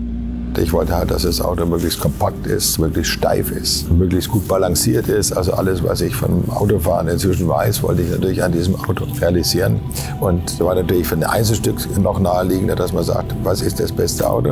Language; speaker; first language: German; native; German